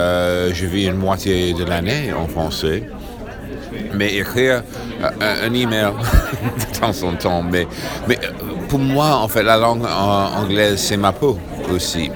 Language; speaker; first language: French; non-native, fluent; English